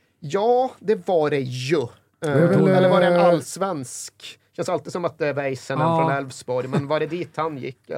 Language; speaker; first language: Swedish; native; Swedish